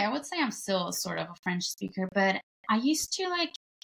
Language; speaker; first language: English; non-native, fluent; Bulgarian